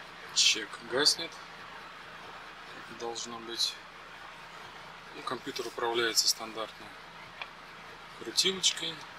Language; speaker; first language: Russian; native; Russian